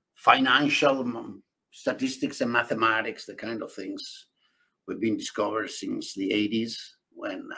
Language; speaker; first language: English; non-native, fluent; Italian